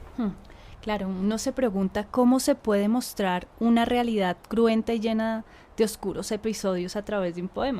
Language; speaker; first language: Spanish; native; Spanish